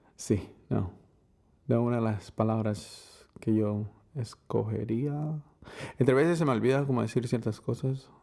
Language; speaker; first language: Spanish; non-native, learner; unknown